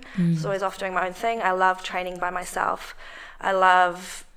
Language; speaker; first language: English; native; English